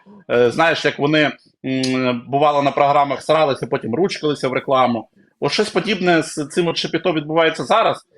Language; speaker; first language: Ukrainian; native; Ukrainian